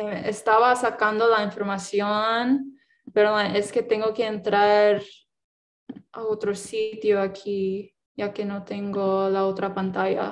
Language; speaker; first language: Spanish; non-native, fluent; English